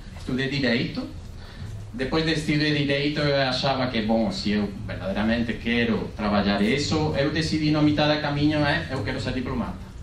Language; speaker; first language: Portuguese; non-native, fluent; Spanish